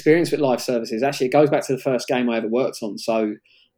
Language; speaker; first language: English; native; English